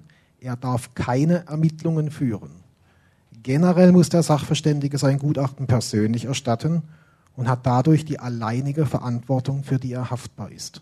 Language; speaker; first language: German; native; German